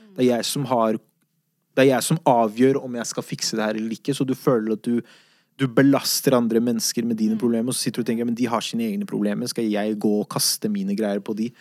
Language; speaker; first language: Norwegian; early bilingual, other home language; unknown